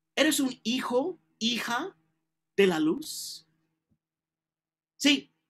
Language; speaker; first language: Spanish; non-native, learner; English